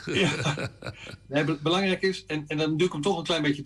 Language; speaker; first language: Dutch; native; Dutch